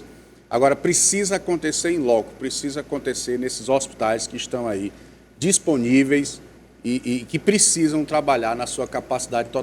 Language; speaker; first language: Portuguese; native; Portuguese